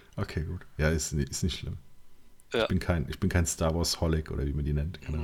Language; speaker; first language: German; native; German